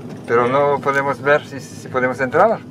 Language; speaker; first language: Spanish; non-native, fluent; French